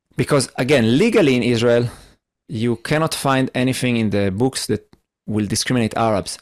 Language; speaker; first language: English; non-native, fluent; Hebrew